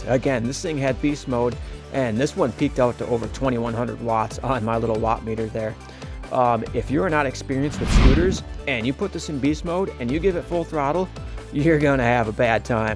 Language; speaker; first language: English; native; English